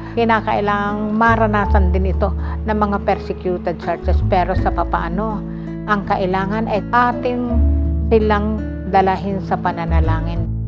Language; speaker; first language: Filipino; native; Filipino